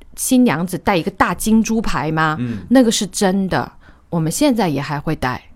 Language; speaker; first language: Chinese; native; Chinese